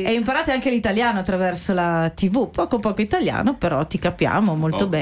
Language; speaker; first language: Italian; native; Italian